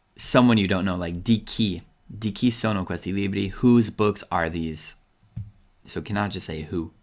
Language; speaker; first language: English; native; English